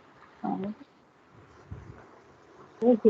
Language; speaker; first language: German; non-native, learner; Hindi